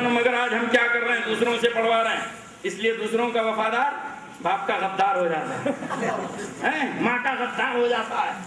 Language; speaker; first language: Urdu; native; Urdu